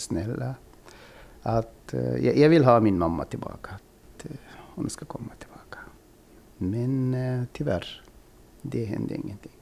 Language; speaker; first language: Swedish; non-native, fluent; Arabic